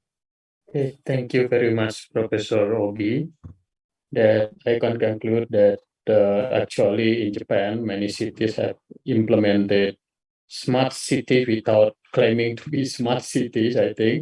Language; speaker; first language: English; non-native, fluent; Indonesian